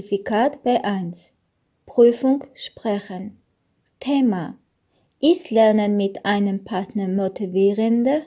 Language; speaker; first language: German; non-native, learner; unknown